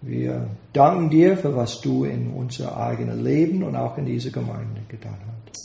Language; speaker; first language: German; non-native, fluent; English